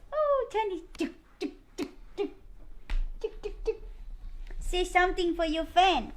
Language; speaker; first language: English; non-native, learner; Thai